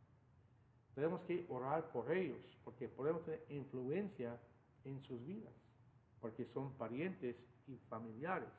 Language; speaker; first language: Spanish; non-native, fluent; English